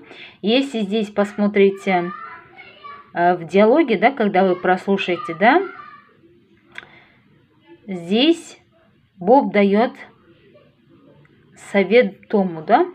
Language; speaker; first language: Russian; non-native, local second language; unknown